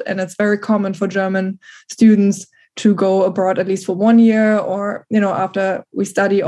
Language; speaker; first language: English; non-native, fluent; German